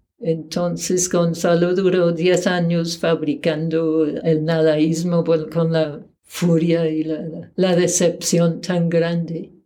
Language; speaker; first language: Spanish; non-native, fluent; English